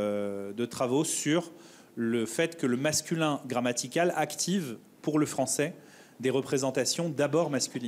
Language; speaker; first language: French; native; French